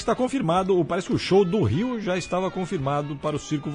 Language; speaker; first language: Portuguese; native; Portuguese